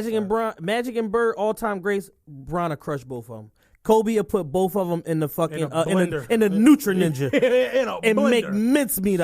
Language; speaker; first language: English; native; English